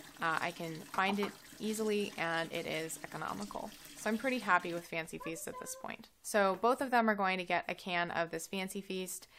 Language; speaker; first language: English; native; English